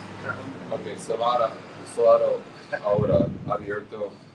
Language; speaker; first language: Spanish; non-native, learner; English